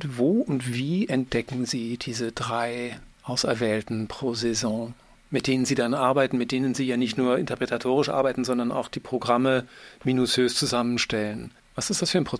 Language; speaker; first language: German; native; German